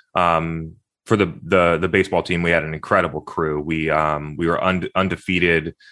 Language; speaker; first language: English; native; English